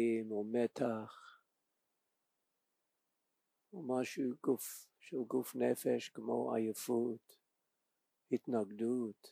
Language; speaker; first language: Hebrew; non-native, fluent; English